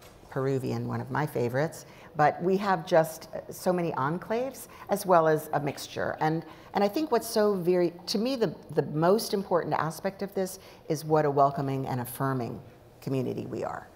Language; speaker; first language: English; native; English